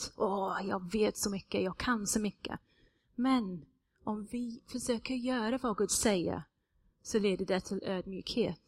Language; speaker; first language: Swedish; non-native, fluent; English